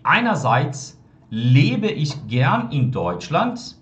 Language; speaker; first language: German; non-native, fluent; Portuguese